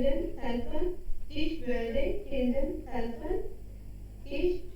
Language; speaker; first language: German; non-native, learner; Hindi